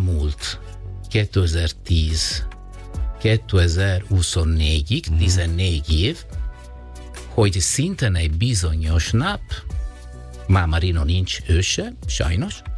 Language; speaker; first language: Hungarian; non-native, learner; Italian